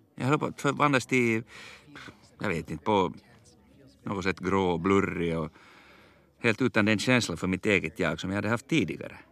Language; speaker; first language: Swedish; native; Swedish